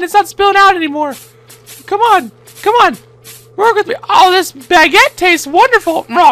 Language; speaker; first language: English; native; English